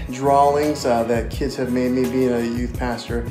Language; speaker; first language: English; native; English